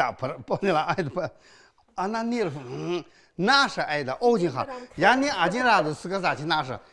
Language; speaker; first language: Russian; non-native, learner; Chinese